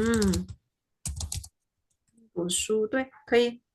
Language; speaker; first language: Chinese; non-native, fluent; Indonesian